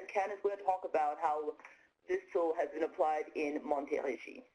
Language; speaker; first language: English; native; English